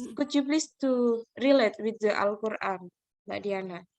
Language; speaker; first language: English; non-native, learner; Indonesian